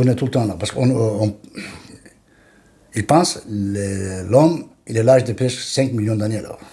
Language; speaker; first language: French; non-native, learner; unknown